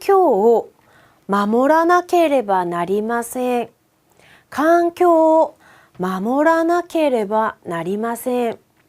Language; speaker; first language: Japanese; non-native, fluent; Korean